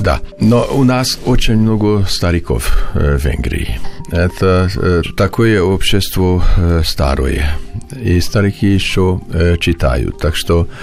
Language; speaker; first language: Russian; non-native, learner; Hungarian